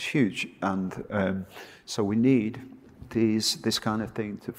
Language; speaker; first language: English; native; English